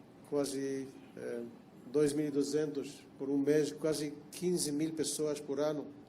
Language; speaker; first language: Portuguese; non-native, fluent; Hebrew